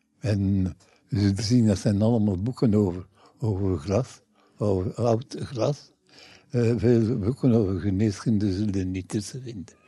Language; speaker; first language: Dutch; non-native, fluent; English